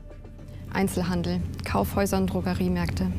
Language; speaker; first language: German; native; German